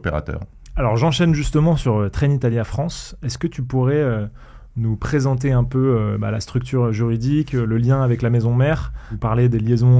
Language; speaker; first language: French; native; French